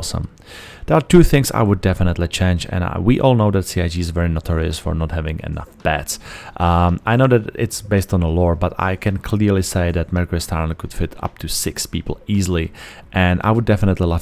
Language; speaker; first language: English; non-native, fluent; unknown